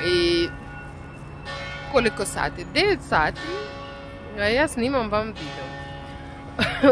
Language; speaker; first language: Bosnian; non-native, learner; Russian